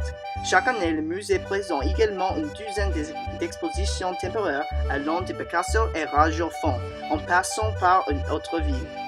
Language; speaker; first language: French; non-native, learner; English